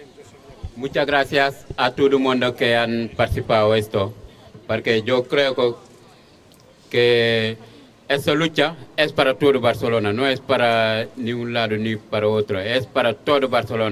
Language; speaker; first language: Spanish; non-native, fluent; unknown